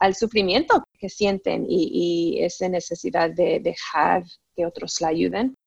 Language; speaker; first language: Spanish; early bilingual, heritage; Spanish